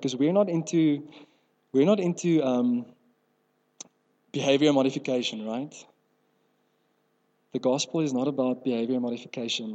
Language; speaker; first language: English; non-native, local second language; Afrikaans